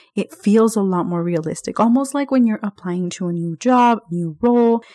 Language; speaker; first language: English; early bilingual, other home language; Spanish